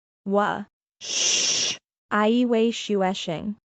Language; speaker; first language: Chinese; non-native, learner; English